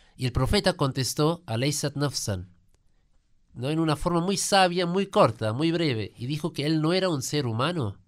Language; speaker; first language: Spanish; non-native, fluent; German